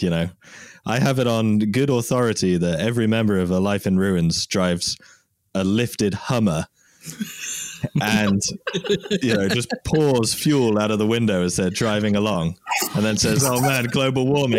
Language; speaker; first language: English; native; English